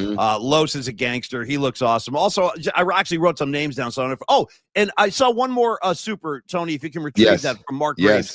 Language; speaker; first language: English; native; English